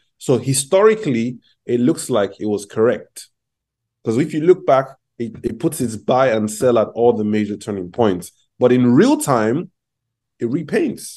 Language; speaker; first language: English; non-native, local second language; Yoruba